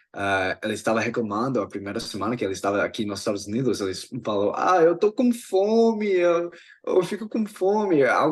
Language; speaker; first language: Portuguese; non-native, fluent; English